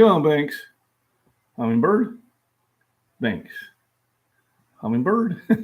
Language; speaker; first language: English; native; English